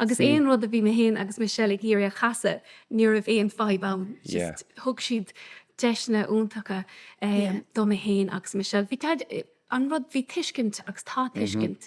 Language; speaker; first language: Irish; non-native, local second language; English